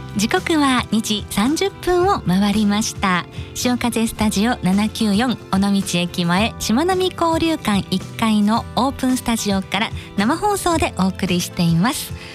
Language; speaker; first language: Japanese; native; Japanese